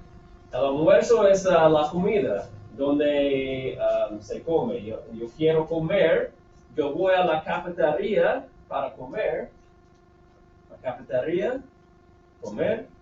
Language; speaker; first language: Spanish; non-native, fluent; English